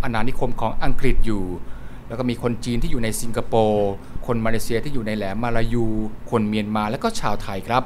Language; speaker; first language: Thai; native; Thai